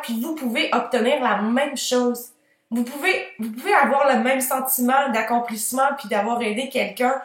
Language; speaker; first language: French; native; French